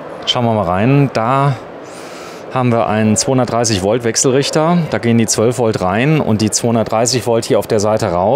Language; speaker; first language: German; native; German